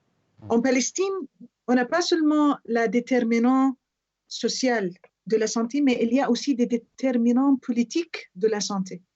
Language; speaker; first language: French; non-native, fluent; Arabic